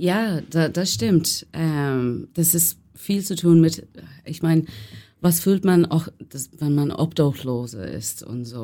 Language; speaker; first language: German; non-native, learner; English